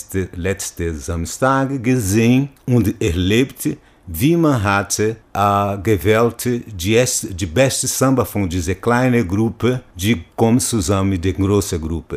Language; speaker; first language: German; non-native, learner; Portuguese